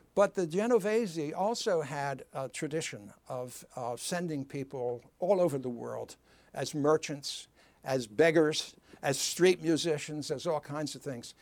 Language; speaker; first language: English; early bilingual, other home language; Italian